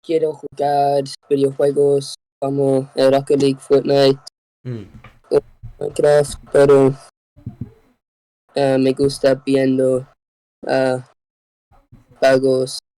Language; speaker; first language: Spanish; non-native, learner; English